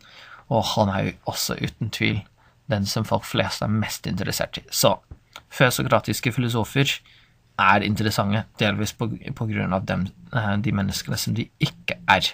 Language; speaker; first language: Norwegian; non-native, fluent; English